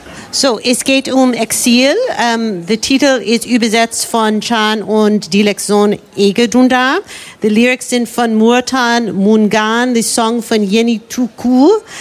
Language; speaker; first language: German; non-native, learner; Turkish